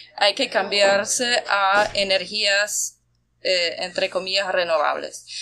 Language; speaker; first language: Spanish; non-native, fluent; German